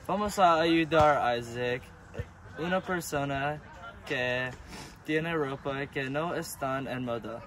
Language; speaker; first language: Spanish; non-native, learner; English